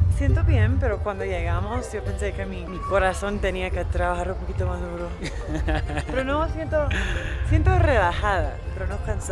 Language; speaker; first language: Spanish; non-native, learner; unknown